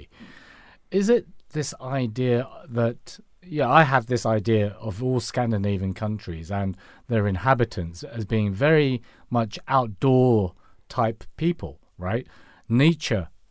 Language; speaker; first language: English; non-native, local second language; Cantonese